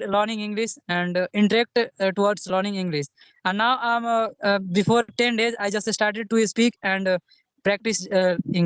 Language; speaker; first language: English; non-native, learner; Hindi